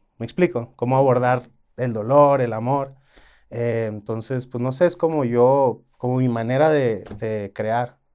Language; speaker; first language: Spanish; native; Spanish